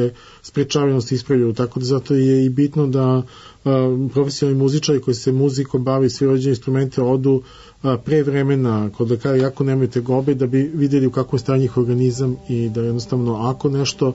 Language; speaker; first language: Serbian; native; Serbian